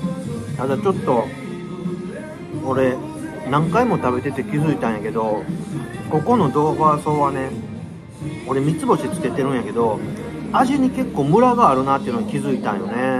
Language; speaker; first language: Japanese; native; Japanese